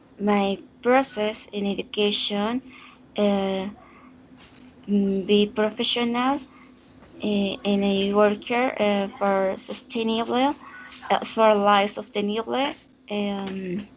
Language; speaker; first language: English; non-native, learner; Spanish